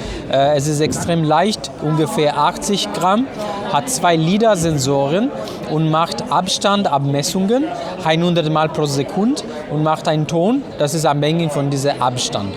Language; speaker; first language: German; non-native, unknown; Italian